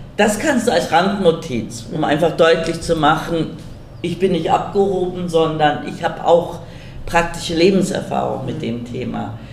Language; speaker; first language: German; early bilingual, other home language; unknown